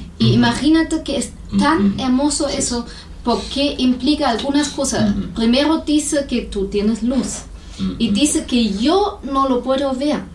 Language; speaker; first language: Spanish; non-native, fluent; German